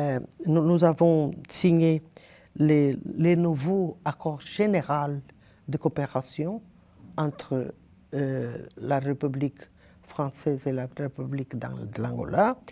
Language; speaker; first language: French; non-native, learner; Portuguese